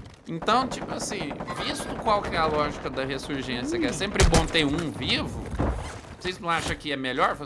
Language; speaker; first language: Portuguese; native; Portuguese